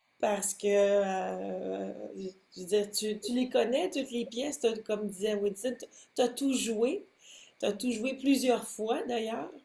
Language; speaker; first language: French; native; French